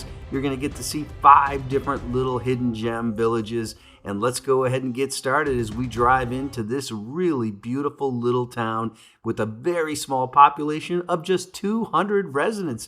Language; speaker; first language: English; native; English